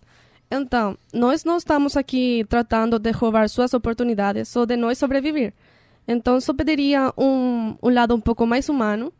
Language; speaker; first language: Portuguese; non-native, learner; Spanish